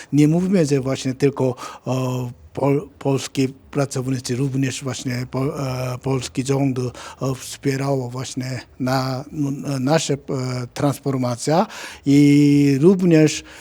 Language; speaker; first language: Polish; non-native, learner; Korean